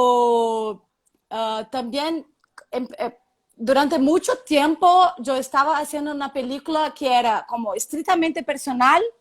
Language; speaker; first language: Spanish; non-native, learner; Portuguese